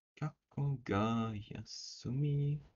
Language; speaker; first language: Japanese; non-native, learner; English